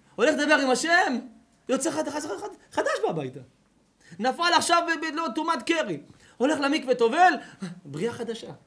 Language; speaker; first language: Hebrew; native; Hebrew